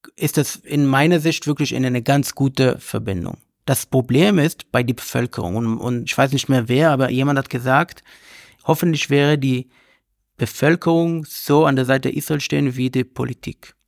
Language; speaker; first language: German; non-native, learner; Hebrew